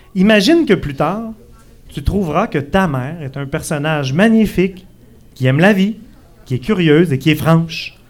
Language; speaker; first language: French; native; French